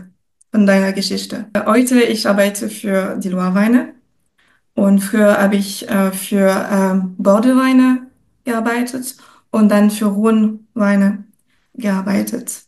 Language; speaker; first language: German; non-native, fluent; French